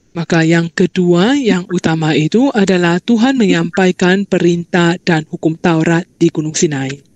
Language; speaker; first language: Malay; non-native, local second language; Chinese